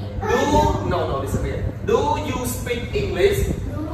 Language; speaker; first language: English; non-native, learner; Khmer